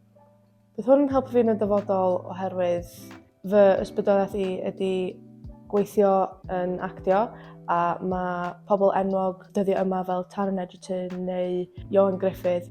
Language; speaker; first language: Welsh; non-native, local second language; English